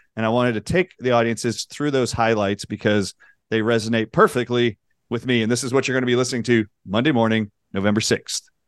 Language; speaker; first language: English; native; English